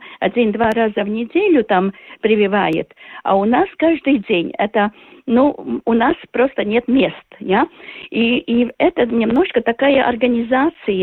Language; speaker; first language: Russian; non-native, local second language; Latvian